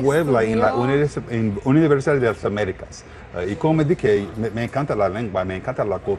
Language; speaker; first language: Spanish; non-native, learner; English